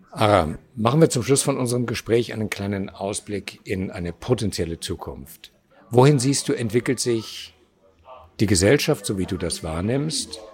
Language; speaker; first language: German; native; German